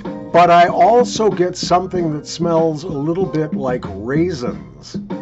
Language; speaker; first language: English; native; English